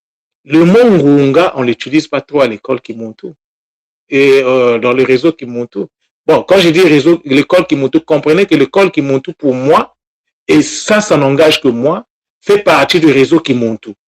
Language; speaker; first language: French; non-native, local second language; Kongo